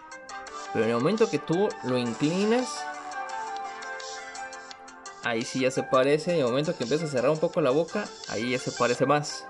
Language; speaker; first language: Spanish; native; Spanish